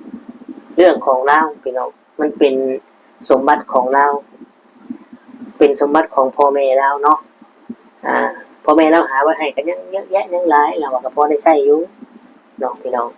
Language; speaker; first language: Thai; non-native, local second language; Lao